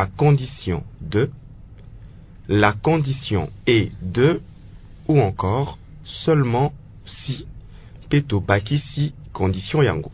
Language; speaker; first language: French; non-native, local second language; Lingala